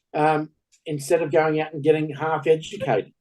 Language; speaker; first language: English; native; English